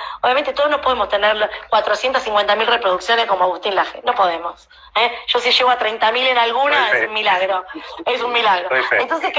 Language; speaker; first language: Spanish; native; Spanish